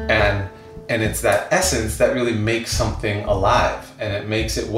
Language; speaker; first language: English; native; English